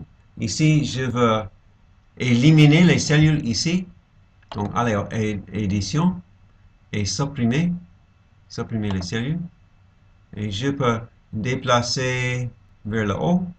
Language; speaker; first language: French; non-native, fluent; English